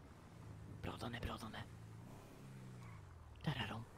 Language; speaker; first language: Swedish; native; Swedish